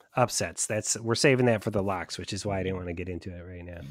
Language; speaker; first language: English; native; English